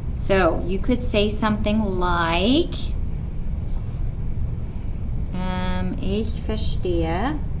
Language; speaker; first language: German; non-native, fluent; English